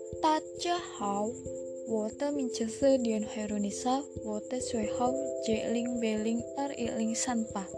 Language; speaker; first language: Chinese; non-native, learner; Vietnamese